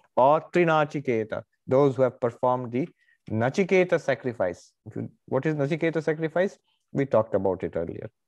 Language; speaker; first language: English; non-native, local second language; Bangla